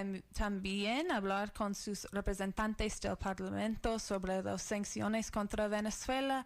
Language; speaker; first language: Spanish; non-native, learner; English